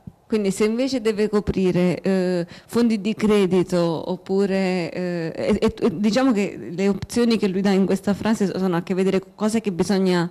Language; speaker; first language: Italian; native; Italian